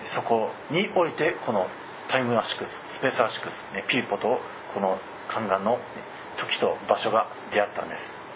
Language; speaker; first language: Japanese; native; Japanese